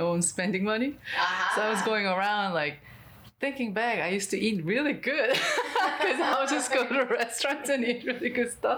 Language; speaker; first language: English; non-native, fluent; Korean